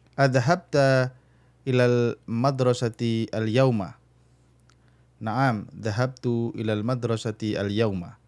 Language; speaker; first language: Arabic; non-native, fluent; Indonesian